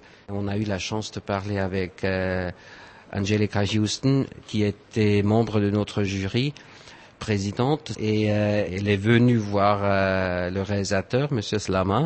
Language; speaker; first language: French; non-native, fluent; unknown